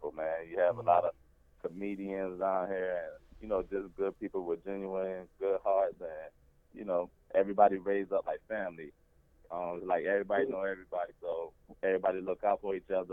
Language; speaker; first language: English; native; English